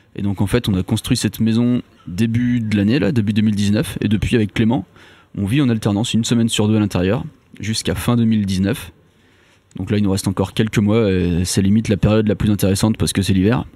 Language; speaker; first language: French; native; French